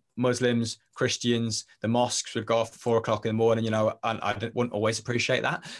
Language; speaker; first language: English; native; English